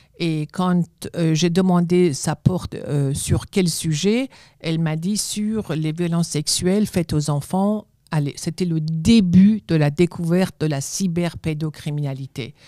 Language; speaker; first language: French; non-native, fluent; Persian